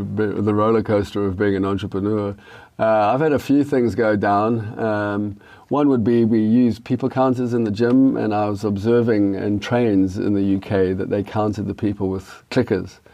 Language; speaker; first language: English; native; English